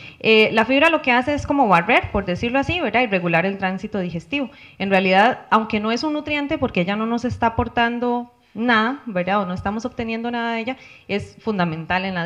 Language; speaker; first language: Spanish; native; Spanish